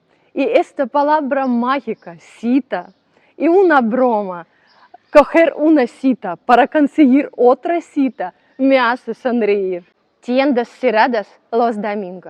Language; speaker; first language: Spanish; non-native, learner; Russian